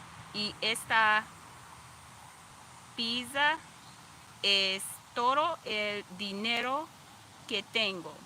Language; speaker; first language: Spanish; non-native, learner; English